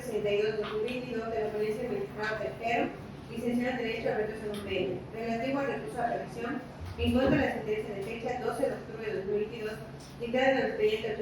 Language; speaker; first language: Spanish; native; Spanish